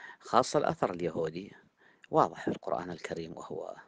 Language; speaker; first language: Arabic; native; Arabic